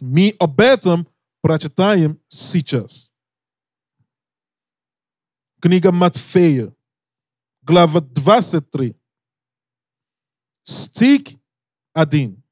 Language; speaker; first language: Russian; non-native, learner; English